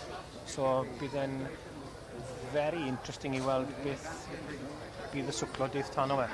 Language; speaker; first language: Welsh; native; Welsh